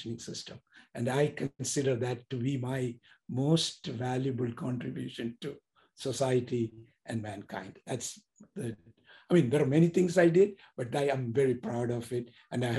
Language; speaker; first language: English; non-native, local second language; Tamil